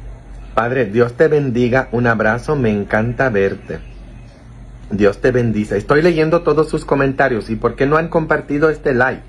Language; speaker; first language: Spanish; non-native, fluent; Polish